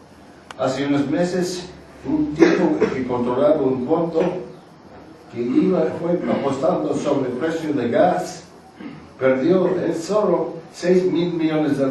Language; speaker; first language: Spanish; non-native, fluent; English